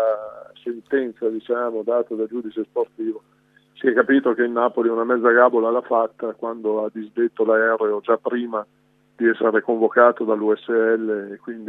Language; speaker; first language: Italian; native; Italian